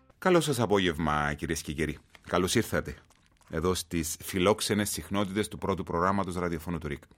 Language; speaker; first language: Greek; native; Greek